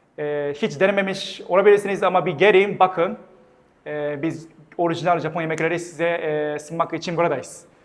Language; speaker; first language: Turkish; non-native, fluent; Japanese